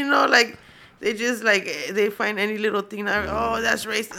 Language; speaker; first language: English; early bilingual, other home language; Spanish